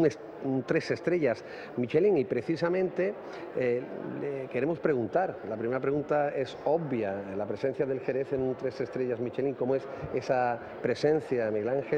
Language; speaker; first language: Spanish; native; Spanish